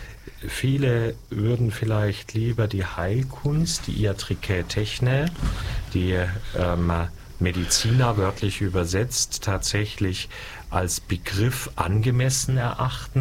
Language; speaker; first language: German; native; German